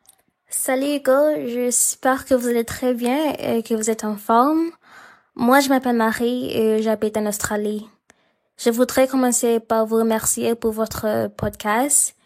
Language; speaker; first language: French; non-native, learner; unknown